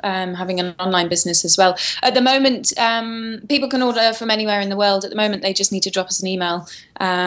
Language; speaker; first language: English; native; English